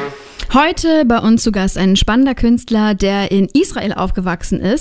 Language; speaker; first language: German; native; German